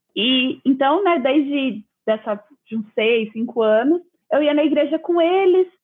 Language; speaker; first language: Portuguese; native; Portuguese